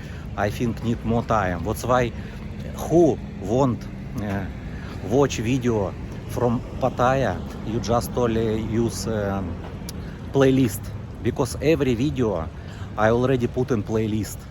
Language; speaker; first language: English; non-native, learner; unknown